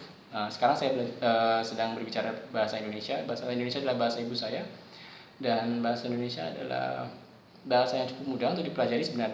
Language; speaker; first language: Indonesian; non-native, local second language; Javanese